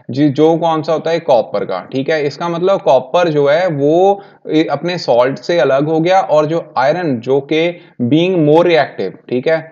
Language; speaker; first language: Hindi; non-native, local second language; Punjabi